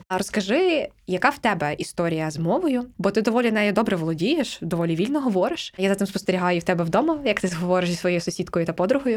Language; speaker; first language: Ukrainian; native; Ukrainian